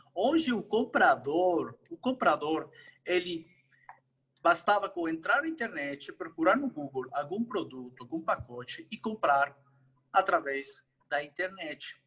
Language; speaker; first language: Portuguese; non-native, fluent; Spanish